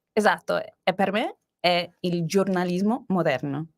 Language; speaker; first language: Italian; non-native, learner; English